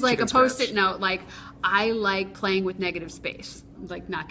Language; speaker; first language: English; native; English